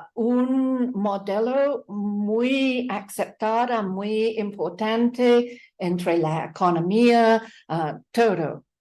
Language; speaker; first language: Spanish; non-native, fluent; English